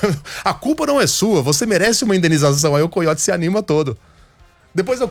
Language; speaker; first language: Portuguese; native; Portuguese